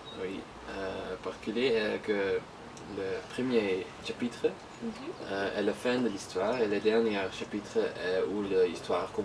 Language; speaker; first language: French; non-native, learner; Dutch